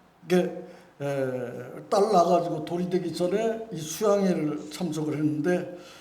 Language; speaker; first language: Korean; native; Korean